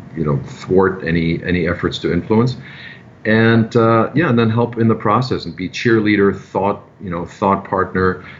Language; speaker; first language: English; non-native, fluent; German